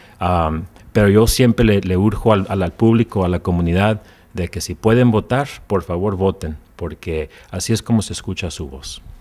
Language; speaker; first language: Spanish; early bilingual, heritage; Spanish